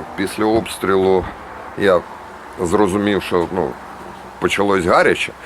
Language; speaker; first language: Ukrainian; native; Ukrainian